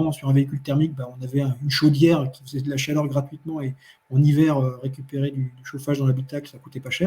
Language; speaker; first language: French; native; French